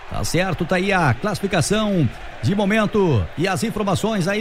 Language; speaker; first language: Portuguese; native; Portuguese